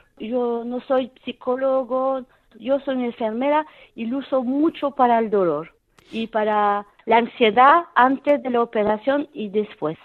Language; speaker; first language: Spanish; non-native, fluent; French